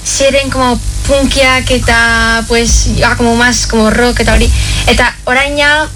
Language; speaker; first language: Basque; non-native, local second language; Spanish